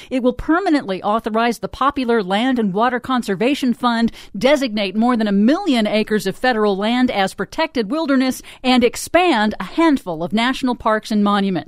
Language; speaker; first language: English; native; English